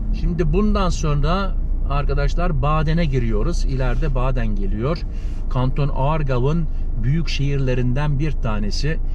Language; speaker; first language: Turkish; early bilingual, heritage; Turkish